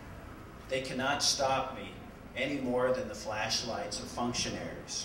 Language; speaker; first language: English; native; English